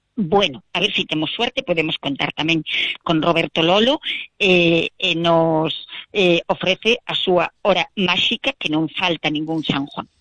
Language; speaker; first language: Galician; native; Galician